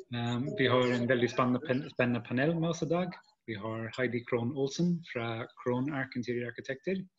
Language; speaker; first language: Norwegian; non-native, fluent; English